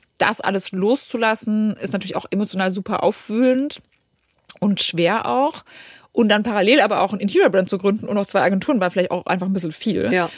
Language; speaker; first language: German; early bilingual, other home language; Polish